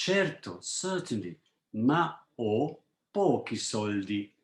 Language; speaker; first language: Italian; non-native, fluent; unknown